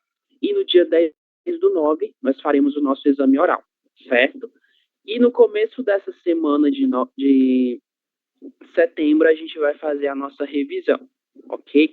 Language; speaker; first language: Portuguese; native; Portuguese